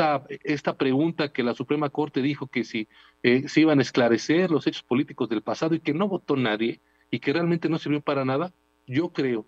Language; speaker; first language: Spanish; native; Spanish